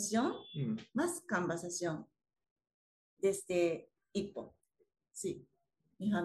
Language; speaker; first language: Spanish; non-native, learner; Japanese